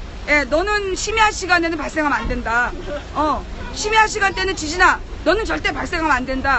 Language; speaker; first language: Korean; native; Korean